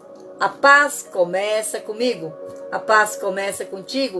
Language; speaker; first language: Portuguese; native; Portuguese